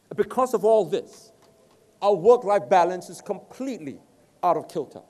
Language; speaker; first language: English; native; English